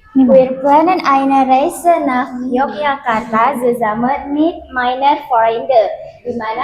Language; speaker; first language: German; non-native, learner; Indonesian